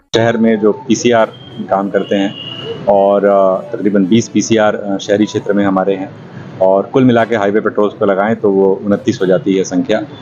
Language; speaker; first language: Hindi; native; Hindi